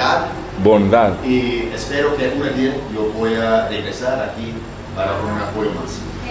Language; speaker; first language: Spanish; non-native, learner; English